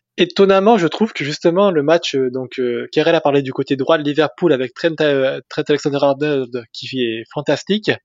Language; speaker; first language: French; native; French